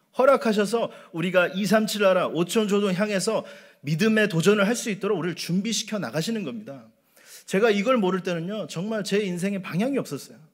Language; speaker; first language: Korean; native; Korean